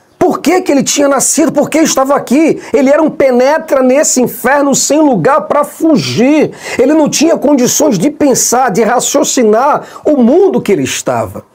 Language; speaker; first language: Portuguese; native; Portuguese